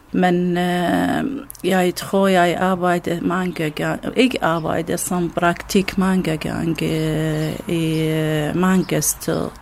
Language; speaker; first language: Danish; non-native, learner; Arabic